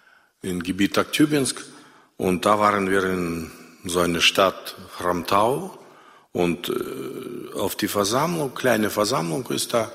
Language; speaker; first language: German; non-native, fluent; Russian